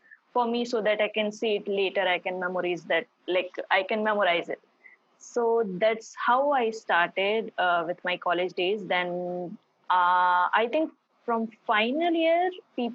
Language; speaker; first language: English; non-native, local second language; Hindi